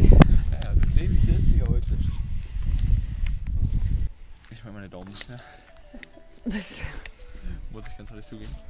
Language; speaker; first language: German; native; German